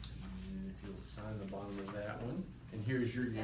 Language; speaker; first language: English; native; English